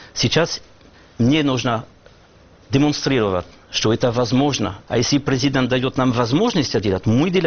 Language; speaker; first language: Russian; non-native, learner; French